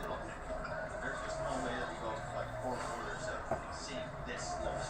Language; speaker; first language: English; native; English